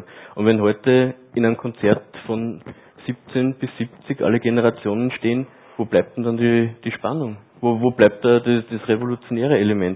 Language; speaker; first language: German; native; German